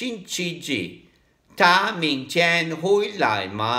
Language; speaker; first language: Chinese; non-native, learner; Italian